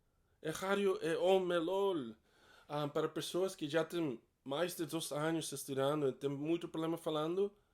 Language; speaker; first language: Portuguese; non-native, learner; English